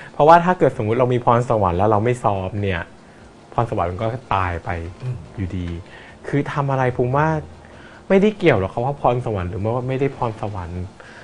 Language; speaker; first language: Thai; native; Thai